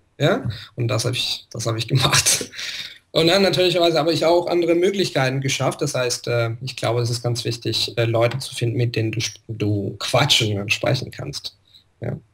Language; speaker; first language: German; non-native, fluent; Italian